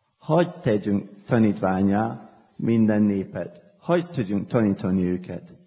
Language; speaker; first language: Hungarian; non-native, fluent; English